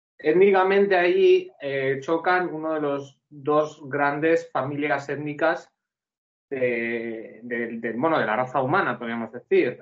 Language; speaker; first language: Spanish; native; Spanish